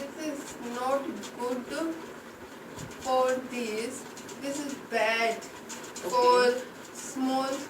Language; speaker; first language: English; non-native, local second language; Hindi